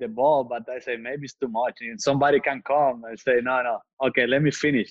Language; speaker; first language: English; non-native, fluent; Spanish